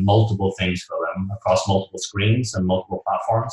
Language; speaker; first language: English; native; English